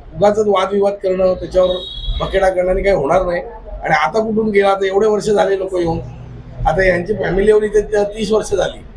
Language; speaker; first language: Marathi; native; Marathi